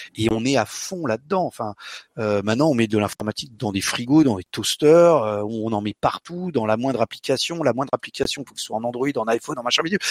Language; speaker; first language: French; early bilingual, other home language; Portuguese